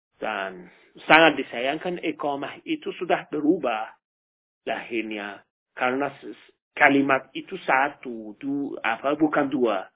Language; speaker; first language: Indonesian; non-native, fluent; Persian